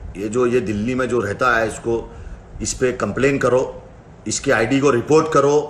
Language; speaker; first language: Hindi; non-native, local second language; Urdu